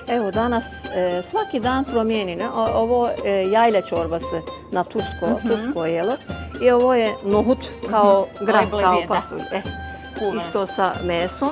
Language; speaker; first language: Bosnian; early bilingual, heritage; Bosnian